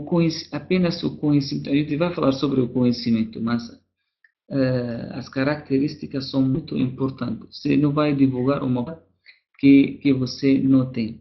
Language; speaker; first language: Portuguese; non-native, fluent; Arabic